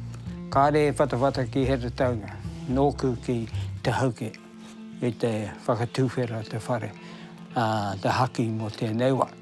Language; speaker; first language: Māori; non-native, local second language; English